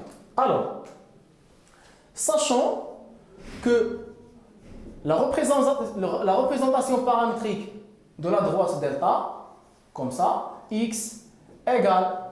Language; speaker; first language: French; non-native, local second language; Arabic